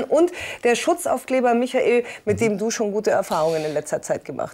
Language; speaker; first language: German; native; German